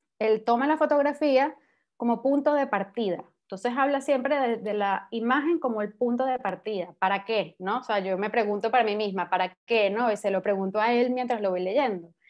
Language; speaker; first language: Spanish; native; Spanish